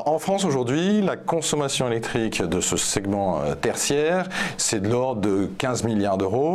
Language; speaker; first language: French; native; French